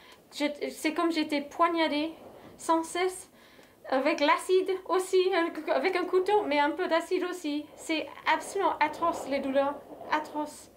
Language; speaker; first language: French; non-native, fluent; English